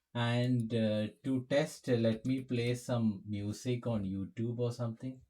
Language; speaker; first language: English; non-native, local second language; Malayalam